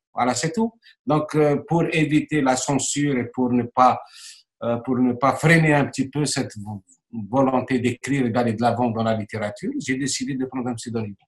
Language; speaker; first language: French; non-native, local second language; Arabic